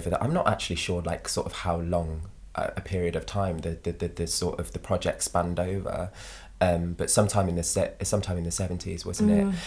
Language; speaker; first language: English; native; English